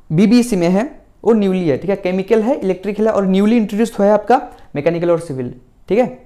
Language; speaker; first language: Hindi; non-native, local second language; Assamese